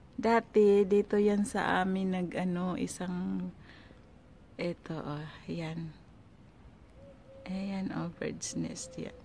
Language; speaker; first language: Filipino; non-native, local second language; Cebuano